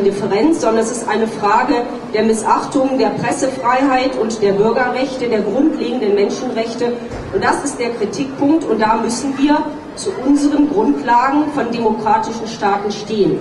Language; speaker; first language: German; native; German